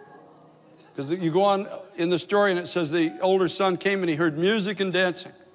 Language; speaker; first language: English; native; English